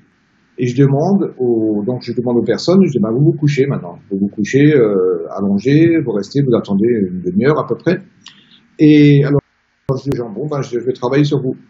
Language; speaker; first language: French; native; French